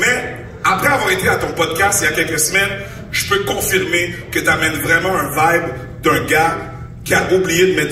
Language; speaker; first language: French; native; French